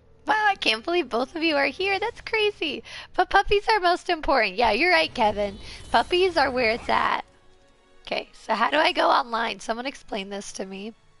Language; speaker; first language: English; early bilingual, other home language; Turkish